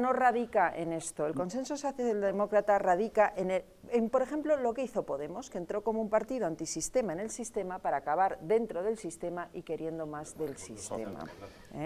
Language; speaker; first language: Spanish; native; Spanish